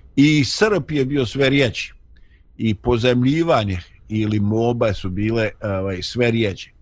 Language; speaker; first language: Bosnian; native; Bosnian